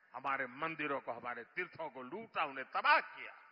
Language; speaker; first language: Hindi; non-native, local second language; Gujarati